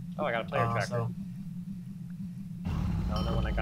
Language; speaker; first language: English; native; English